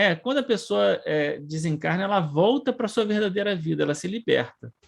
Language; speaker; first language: Portuguese; native; Portuguese